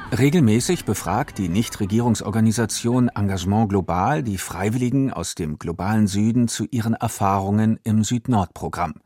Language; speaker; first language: German; native; German